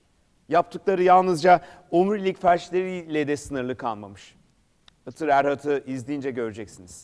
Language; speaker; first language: Turkish; native; Turkish